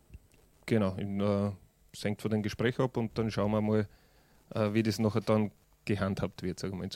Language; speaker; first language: German; native; German